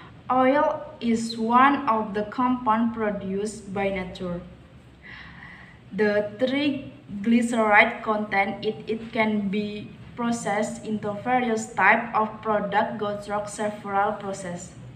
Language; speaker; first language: English; non-native, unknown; Indonesian